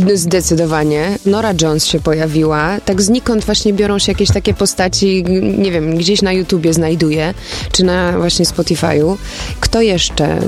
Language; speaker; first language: Polish; early bilingual, heritage; Polish